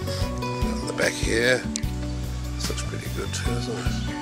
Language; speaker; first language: English; native; English